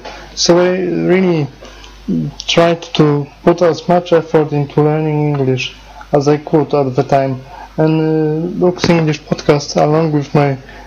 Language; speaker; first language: English; non-native, fluent; Polish